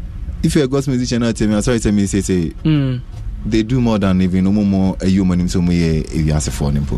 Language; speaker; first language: English; non-native, local second language; Akan